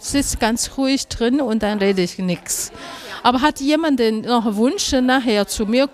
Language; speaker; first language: German; non-native, learner; Chinese